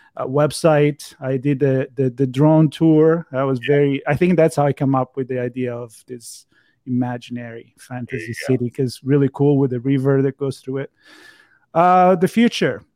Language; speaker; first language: English; non-native, fluent; Italian